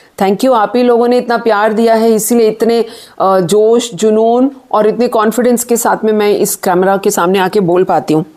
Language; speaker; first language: Hindi; native; Hindi